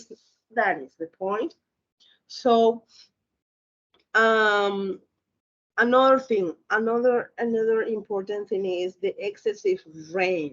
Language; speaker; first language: English; non-native, learner; Spanish